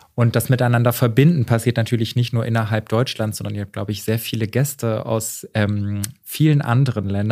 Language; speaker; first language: German; native; German